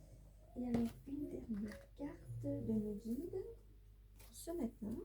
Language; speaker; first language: French; native; French